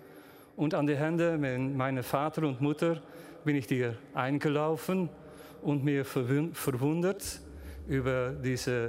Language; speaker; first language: German; non-native, learner; Dutch